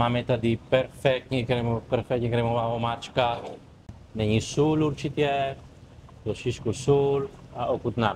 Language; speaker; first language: Czech; non-native, learner; Italian